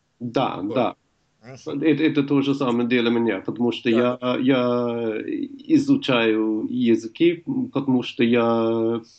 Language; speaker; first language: Russian; non-native, learner; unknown